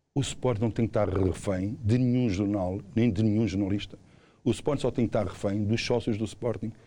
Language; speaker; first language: Portuguese; native; Portuguese